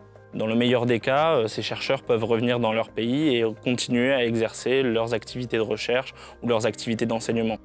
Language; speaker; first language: French; native; French